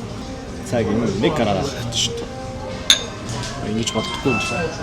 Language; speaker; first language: Mongolian; non-native, fluent; Korean